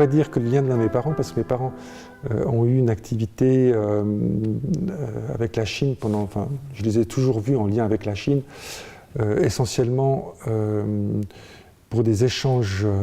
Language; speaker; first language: French; native; French